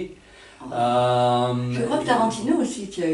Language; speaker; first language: French; native; French